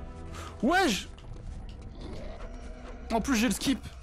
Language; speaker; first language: French; native; French